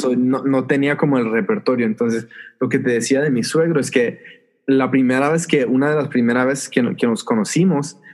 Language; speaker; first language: Spanish; early bilingual, heritage; Spanish